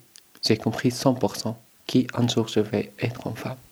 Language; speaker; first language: French; non-native, learner; Arabic